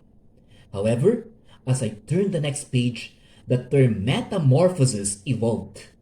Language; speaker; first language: English; non-native, local second language; Hiligaynon